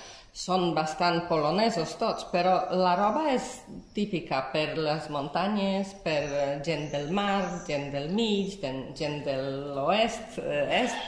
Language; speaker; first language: Catalan; non-native, fluent; Polish